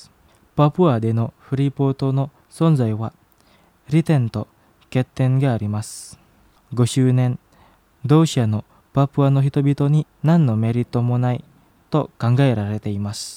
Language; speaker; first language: Japanese; non-native, fluent; Indonesian